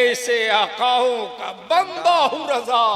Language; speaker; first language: Hindi; native; Hindi